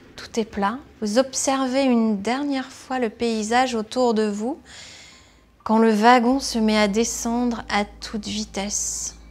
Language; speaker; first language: French; native; French